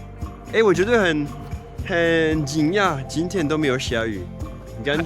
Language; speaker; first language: Chinese; non-native, fluent; French